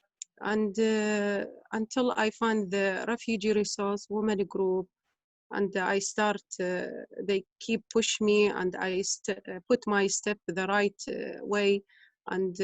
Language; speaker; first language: English; non-native, learner; Arabic